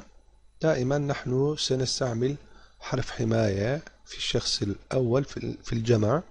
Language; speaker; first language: Arabic; non-native, fluent; Turkish